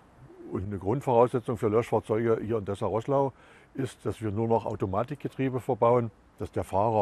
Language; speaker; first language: German; native; German